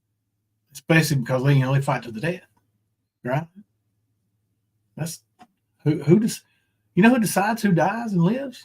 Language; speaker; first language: English; native; English